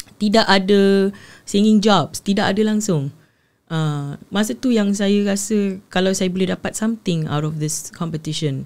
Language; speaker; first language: Malay; native; Malay